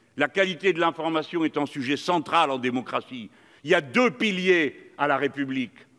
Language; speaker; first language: French; native; French